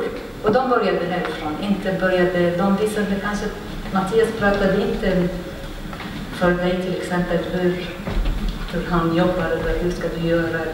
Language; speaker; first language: Swedish; non-native, fluent; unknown